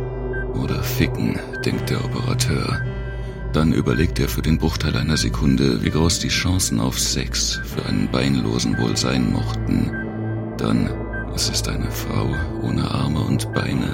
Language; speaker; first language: German; native; German